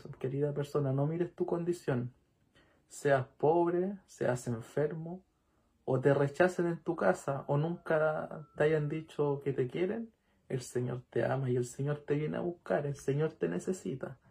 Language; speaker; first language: Spanish; native; Spanish